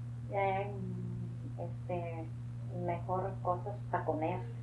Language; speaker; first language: Spanish; early bilingual, heritage; Spanish